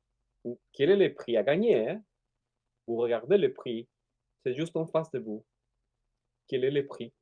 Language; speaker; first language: French; non-native, fluent; Spanish